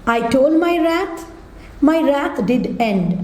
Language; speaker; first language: English; non-native, local second language; Kannada